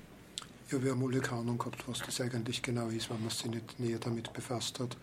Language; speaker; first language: German; native; German